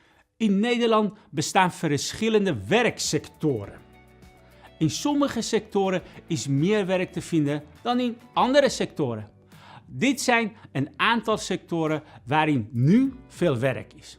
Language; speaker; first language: Dutch; non-native, fluent; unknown